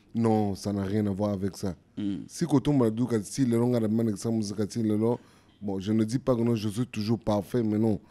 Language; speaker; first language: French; non-native, local second language; Lingala